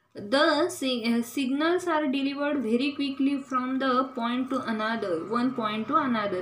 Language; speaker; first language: English; non-native, local second language; Marathi